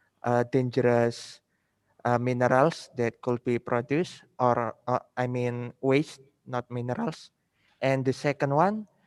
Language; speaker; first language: English; non-native, fluent; Indonesian